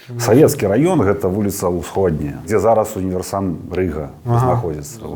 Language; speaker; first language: Belarusian; non-native, local second language; Russian